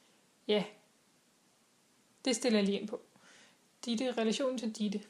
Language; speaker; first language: Danish; native; Danish